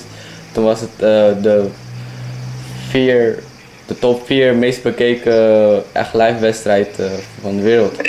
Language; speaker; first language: Dutch; non-native, fluent; Indonesian